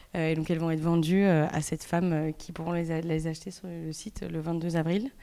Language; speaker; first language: French; native; French